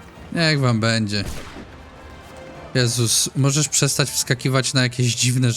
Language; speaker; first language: Polish; native; Polish